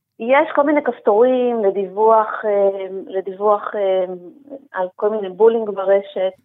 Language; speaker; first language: Hebrew; native; Hebrew